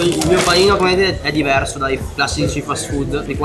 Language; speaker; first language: Italian; native; Italian